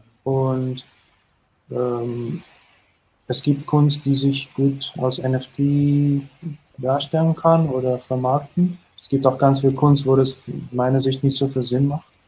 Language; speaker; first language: German; non-native, fluent; Dutch